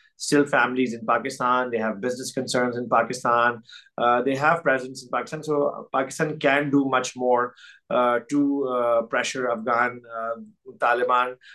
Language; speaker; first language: English; non-native, local second language; Urdu